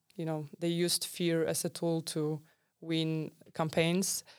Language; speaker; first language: English; non-native, fluent; Polish